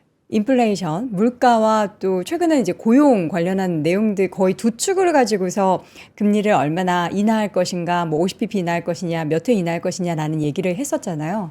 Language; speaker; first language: Korean; native; Korean